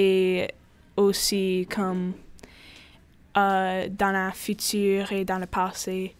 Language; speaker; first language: French; non-native, local second language; English